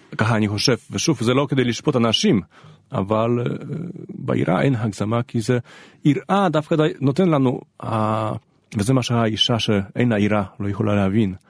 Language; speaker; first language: Hebrew; non-native, fluent; Polish